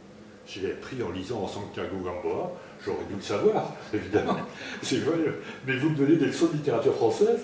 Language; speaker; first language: French; native; French